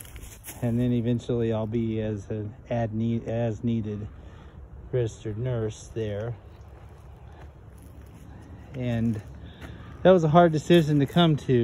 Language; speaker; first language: English; native; English